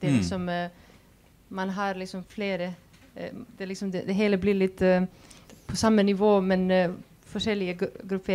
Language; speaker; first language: Swedish; non-native, fluent; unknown